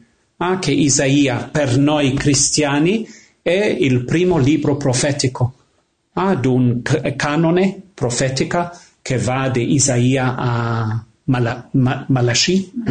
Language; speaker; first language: Italian; non-native, fluent; English